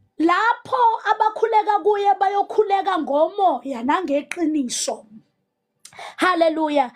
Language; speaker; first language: Zulu; non-native, local second language; Southern Sotho